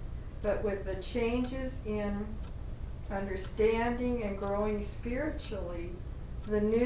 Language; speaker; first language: English; native; English